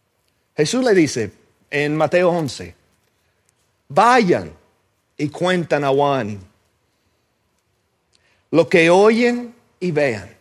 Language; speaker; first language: Spanish; non-native, fluent; English